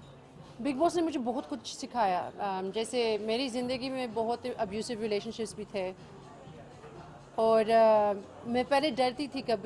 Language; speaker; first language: Hindi; early bilingual, heritage; English